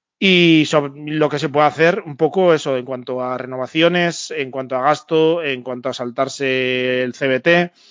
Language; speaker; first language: Spanish; native; Spanish